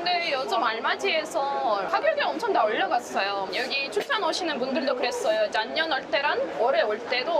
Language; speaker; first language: Korean; non-native, fluent; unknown